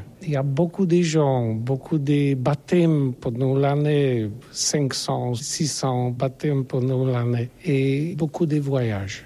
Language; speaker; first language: French; non-native, learner; Polish